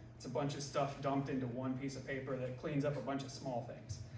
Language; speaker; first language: English; native; English